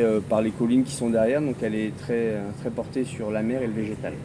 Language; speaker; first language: French; native; French